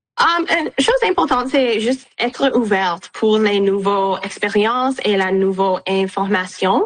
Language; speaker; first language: French; non-native, local second language; English